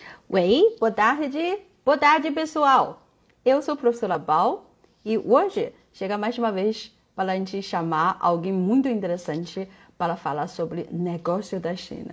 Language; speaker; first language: Portuguese; non-native, fluent; Chinese